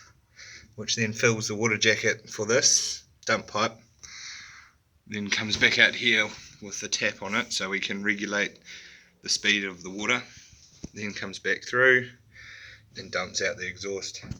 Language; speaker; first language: English; native; English